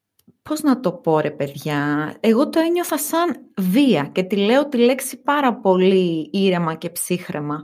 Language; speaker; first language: Greek; native; Greek